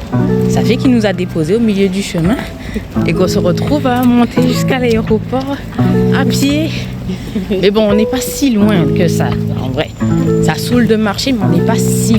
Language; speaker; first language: French; native; French